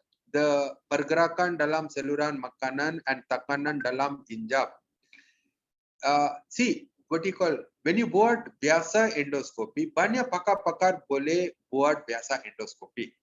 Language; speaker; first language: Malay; non-native, local second language; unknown